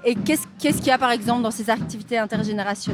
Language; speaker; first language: French; native; French